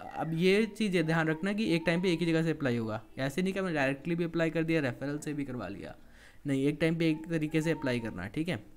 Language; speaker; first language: Hindi; native; Hindi